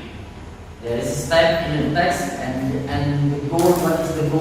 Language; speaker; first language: English; non-native, learner; Indonesian